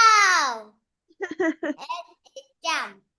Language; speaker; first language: English; non-native, learner; Vietnamese